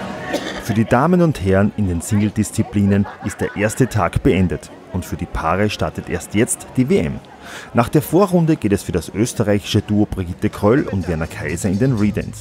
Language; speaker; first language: German; native; German